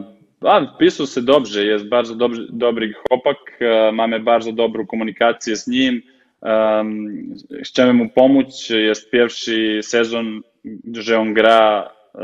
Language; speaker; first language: Polish; non-native, fluent; Serbian